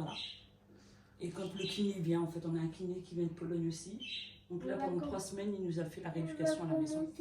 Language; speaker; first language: French; native; French